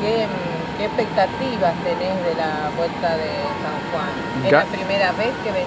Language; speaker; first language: Spanish; native; Spanish